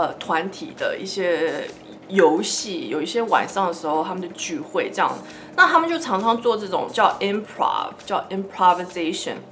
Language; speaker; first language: Chinese; early bilingual, heritage; Chinese